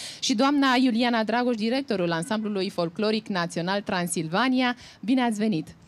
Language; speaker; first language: Romanian; native; Romanian